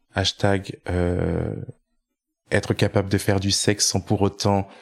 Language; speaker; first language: French; native; French